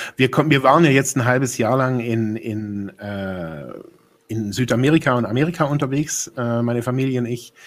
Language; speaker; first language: German; native; German